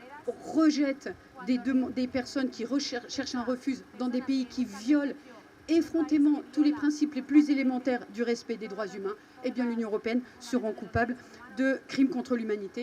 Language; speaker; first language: French; native; French